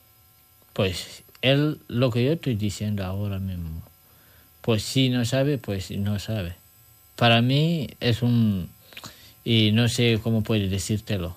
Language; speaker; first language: Spanish; non-native, learner; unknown